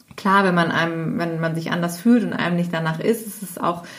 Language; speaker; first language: German; native; German